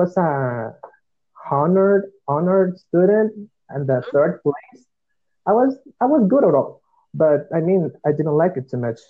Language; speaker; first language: English; non-native, learner; Spanish